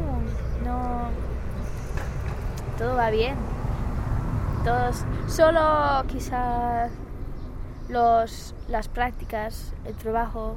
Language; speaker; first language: Spanish; non-native, fluent; English